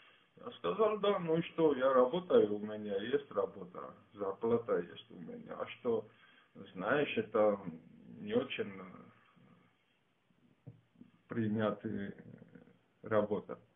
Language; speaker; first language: Russian; non-native, fluent; Georgian